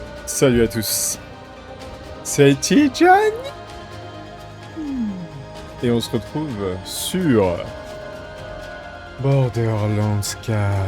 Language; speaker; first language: French; native; French